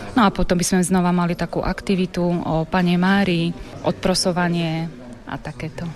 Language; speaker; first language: Slovak; native; Slovak